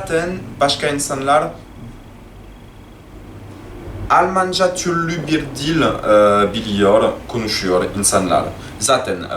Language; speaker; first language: Turkish; non-native, learner; French